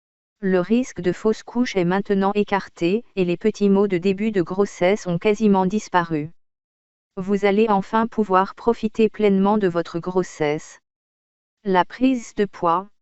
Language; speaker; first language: French; native; French